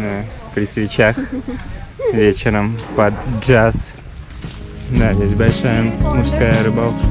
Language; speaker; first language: Russian; native; Russian